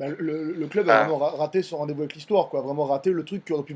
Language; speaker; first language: French; native; French